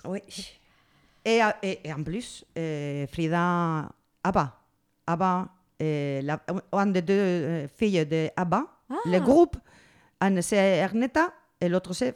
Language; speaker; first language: French; non-native, learner; Spanish